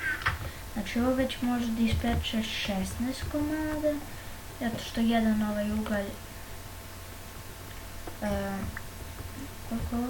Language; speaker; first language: Bosnian; native; Bosnian